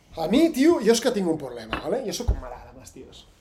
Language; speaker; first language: Spanish; non-native, local second language; Catalan